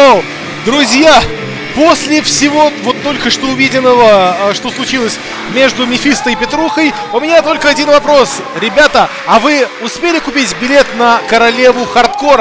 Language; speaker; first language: Russian; native; Russian